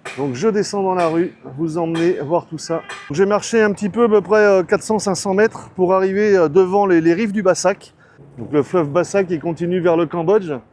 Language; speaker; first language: French; native; French